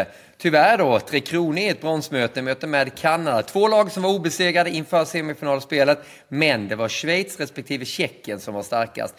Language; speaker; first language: Swedish; native; Swedish